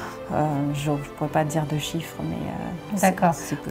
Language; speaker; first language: French; native; French